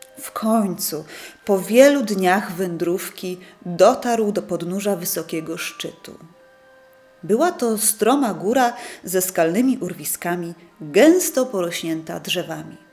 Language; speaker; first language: Polish; native; Polish